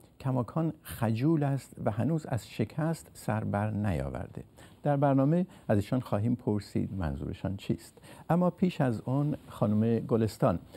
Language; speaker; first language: Persian; native; Persian